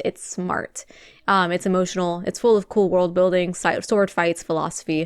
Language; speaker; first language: English; native; English